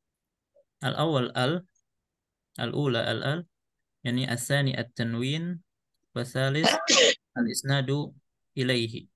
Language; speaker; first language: Arabic; non-native, fluent; Indonesian